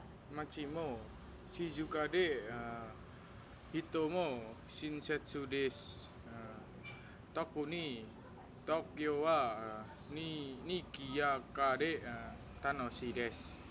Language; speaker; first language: Japanese; non-native, learner; Indonesian